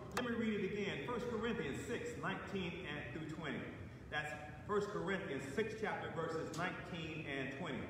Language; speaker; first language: English; native; English